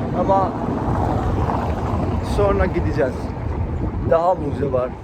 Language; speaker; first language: Turkish; non-native, learner; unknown